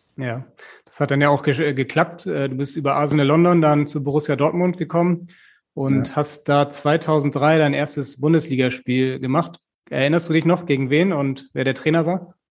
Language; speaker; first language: German; native; German